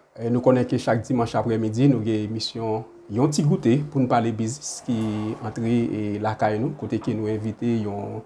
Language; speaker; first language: French; non-native, local second language; Haitian Creole